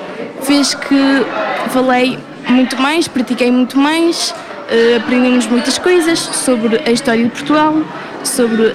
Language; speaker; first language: Portuguese; early bilingual, heritage; Portuguese